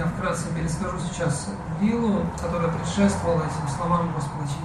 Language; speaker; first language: Russian; native; Russian